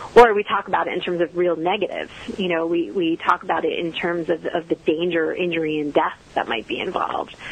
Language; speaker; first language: English; native; English